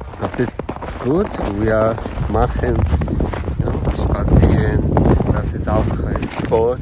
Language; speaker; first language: German; non-native, learner; Bangla